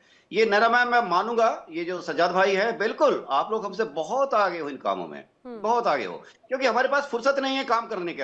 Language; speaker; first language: Hindi; native; Hindi